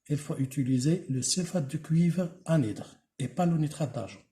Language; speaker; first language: French; non-native, local second language; Arabic